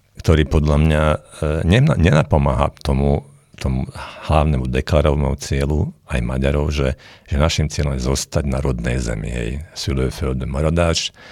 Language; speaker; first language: Slovak; non-native, local second language; Hungarian